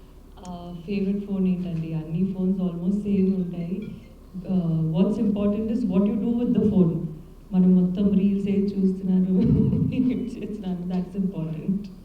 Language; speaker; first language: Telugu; non-native, learner; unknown